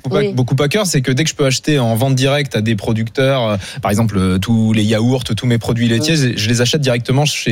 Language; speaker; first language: French; native; French